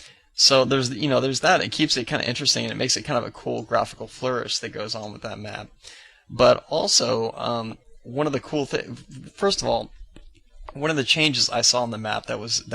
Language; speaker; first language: English; native; English